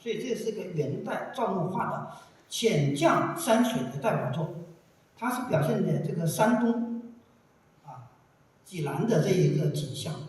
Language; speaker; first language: Chinese; native; Chinese